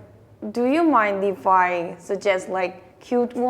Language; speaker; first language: English; non-native, fluent; Korean